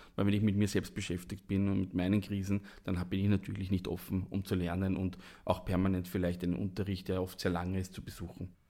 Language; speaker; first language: German; native; German